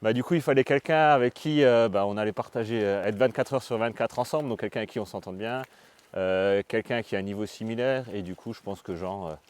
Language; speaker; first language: French; native; French